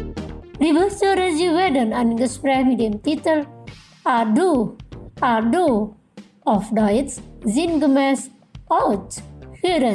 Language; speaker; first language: German; non-native, fluent; Indonesian